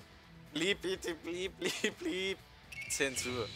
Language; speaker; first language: German; native; German